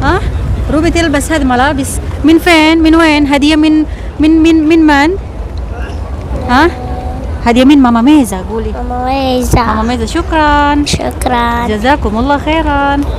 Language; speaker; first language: Arabic; non-native, local second language; Indonesian